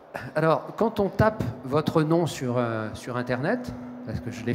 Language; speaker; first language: French; native; French